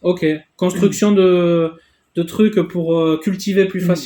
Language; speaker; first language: French; native; French